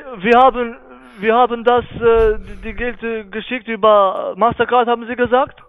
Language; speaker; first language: German; non-native, learner; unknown